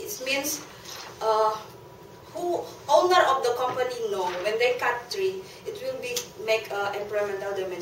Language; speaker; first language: English; non-native, learner; Indonesian